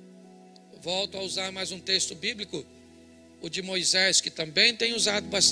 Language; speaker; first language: Portuguese; native; Portuguese